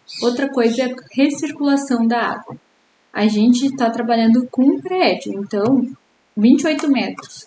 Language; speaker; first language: Portuguese; native; Portuguese